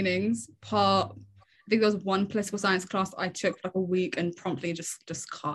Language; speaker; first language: English; native; English